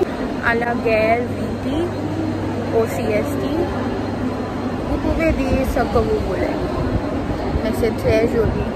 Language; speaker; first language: French; non-native, fluent; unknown